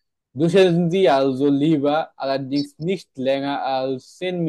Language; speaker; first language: German; non-native, fluent; Bangla